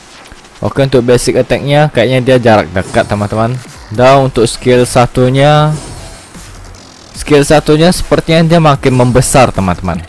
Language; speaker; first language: Indonesian; native; Indonesian